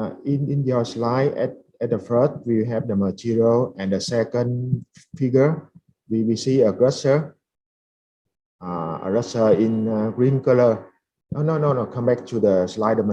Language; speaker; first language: English; non-native, fluent; Vietnamese